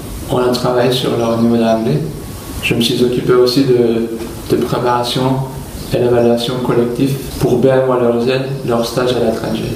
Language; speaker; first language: French; non-native, fluent; Turkish